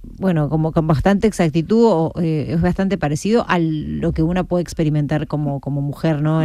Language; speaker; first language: Spanish; native; Spanish